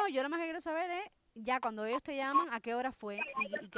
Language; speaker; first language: Spanish; native; Spanish